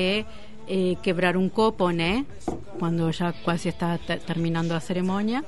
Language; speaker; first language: Portuguese; non-native, fluent; Spanish